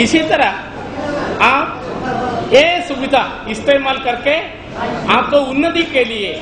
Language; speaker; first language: Hindi; non-native, local second language; Bangla